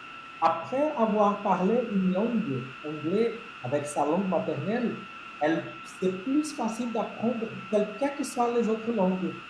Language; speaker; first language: French; non-native, fluent; Portuguese